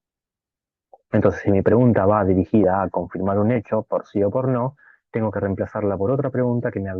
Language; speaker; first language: Spanish; native; Spanish